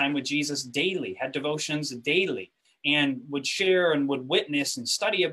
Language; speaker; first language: English; native; English